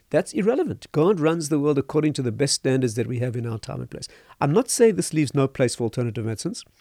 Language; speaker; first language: English; native; English